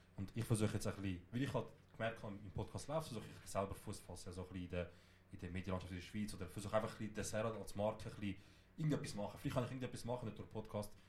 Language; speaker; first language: German; early bilingual, other home language; Kurdish